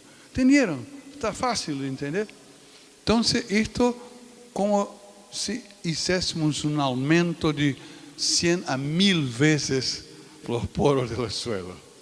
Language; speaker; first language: Spanish; non-native, fluent; Portuguese